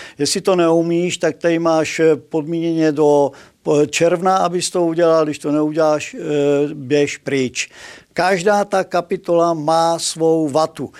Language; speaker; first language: Czech; native; Czech